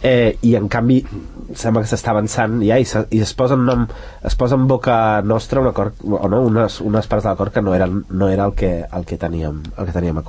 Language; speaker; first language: Catalan; native; Catalan